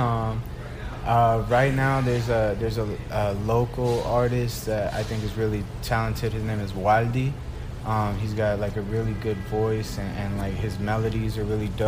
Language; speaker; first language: English; early bilingual, other home language; Spanish